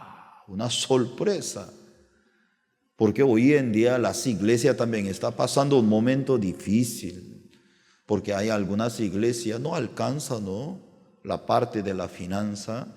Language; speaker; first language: Spanish; non-native, learner; Korean